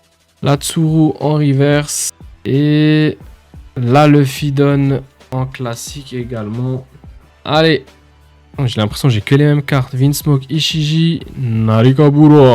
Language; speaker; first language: French; native; French